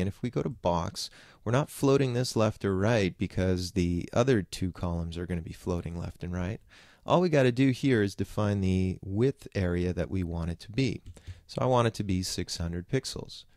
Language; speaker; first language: English; native; English